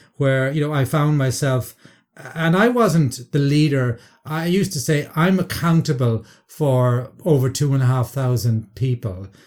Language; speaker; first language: English; native; English